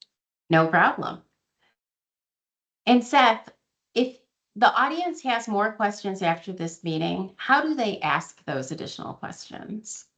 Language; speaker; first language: English; native; English